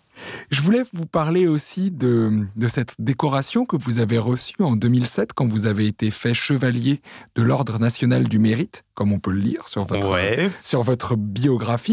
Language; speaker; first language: French; native; French